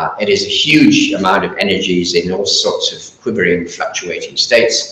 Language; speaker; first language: English; native; English